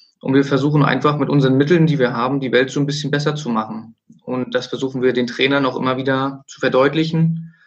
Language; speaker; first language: German; native; German